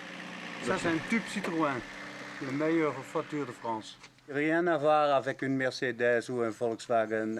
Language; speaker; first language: French; non-native, fluent; Dutch